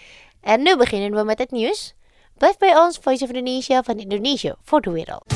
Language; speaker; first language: Dutch; non-native, fluent; Indonesian